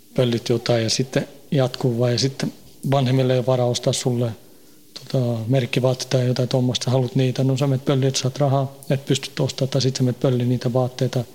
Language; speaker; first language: Finnish; early bilingual, heritage; Finnish